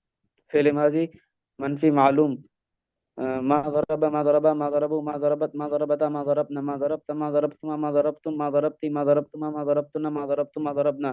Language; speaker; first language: Arabic; non-native, learner; Urdu